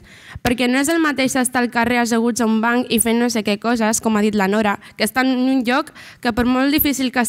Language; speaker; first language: Catalan; early bilingual, other home language; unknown